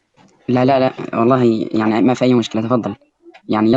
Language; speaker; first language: Arabic; native; Arabic